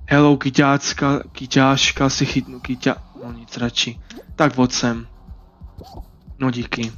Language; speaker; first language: Czech; native; Czech